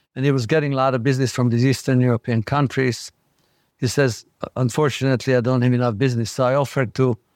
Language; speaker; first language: English; non-native, fluent; Slovak